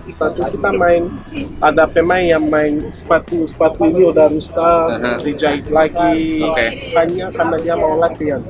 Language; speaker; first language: Indonesian; non-native, fluent; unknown